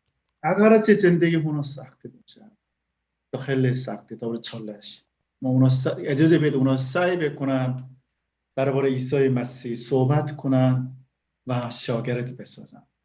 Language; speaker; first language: Persian; non-native, learner; Korean